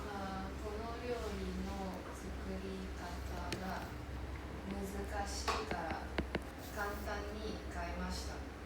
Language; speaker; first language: Japanese; non-native, learner; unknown